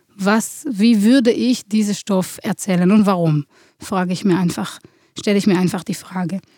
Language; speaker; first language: German; non-native, fluent; Hebrew